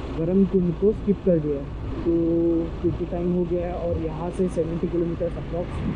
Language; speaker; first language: Hindi; non-native, local second language; Marathi